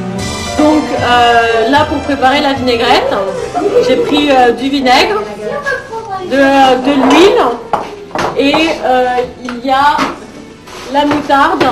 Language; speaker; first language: French; native; French